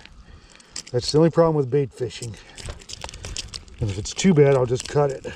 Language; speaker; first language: English; native; English